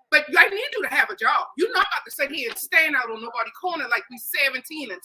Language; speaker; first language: English; native; English